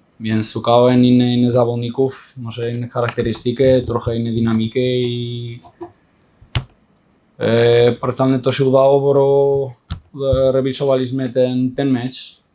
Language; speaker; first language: Polish; non-native, fluent; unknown